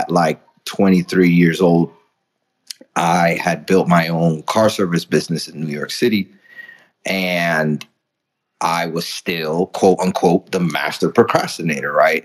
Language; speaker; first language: English; early bilingual, other home language; Spanish